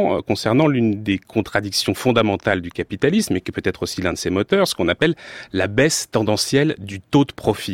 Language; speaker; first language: French; native; French